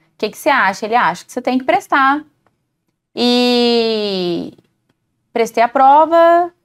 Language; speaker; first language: Portuguese; native; Portuguese